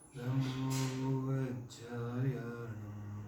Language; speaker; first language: Hindi; non-native, local second language; Kannada